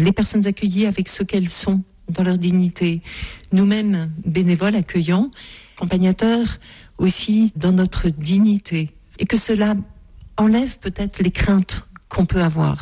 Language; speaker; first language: French; native; French